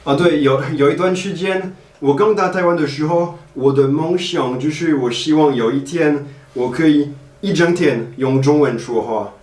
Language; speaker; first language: Chinese; non-native, fluent; French